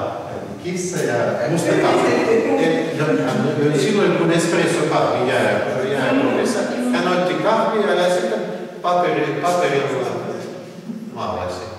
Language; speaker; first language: Finnish; non-native, learner; Russian